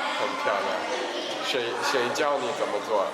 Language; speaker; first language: Chinese; non-native, fluent; English